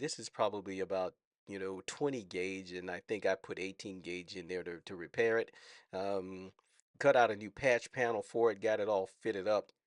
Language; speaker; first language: English; native; English